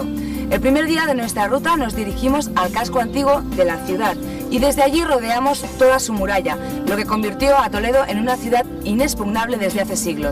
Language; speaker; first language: Spanish; native; Spanish